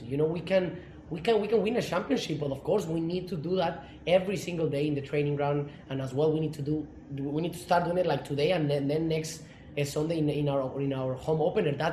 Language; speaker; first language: English; non-native, fluent; Spanish